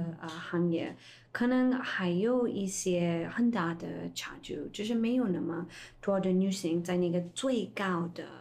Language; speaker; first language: Chinese; non-native, fluent; English